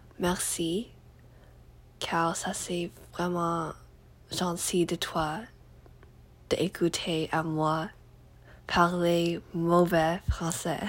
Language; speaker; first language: French; non-native, learner; English